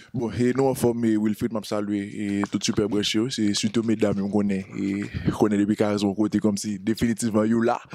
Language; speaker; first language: French; non-native, local second language; Haitian Creole